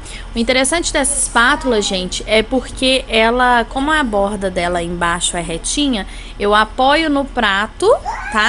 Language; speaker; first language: Portuguese; native; Portuguese